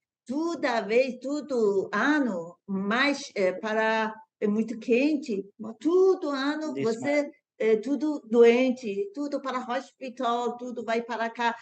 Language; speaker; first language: Portuguese; non-native, learner; Persian